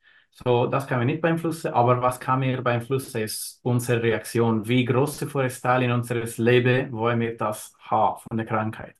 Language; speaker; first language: German; non-native, learner; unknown